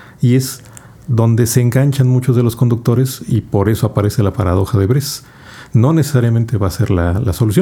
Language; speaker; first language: Spanish; native; Spanish